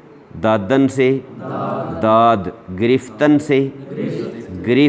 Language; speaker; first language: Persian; non-native, fluent; Urdu